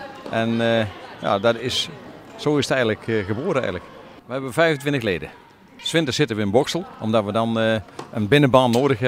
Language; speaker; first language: Dutch; native; Dutch